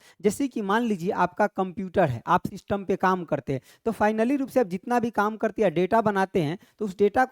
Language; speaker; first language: Hindi; native; Hindi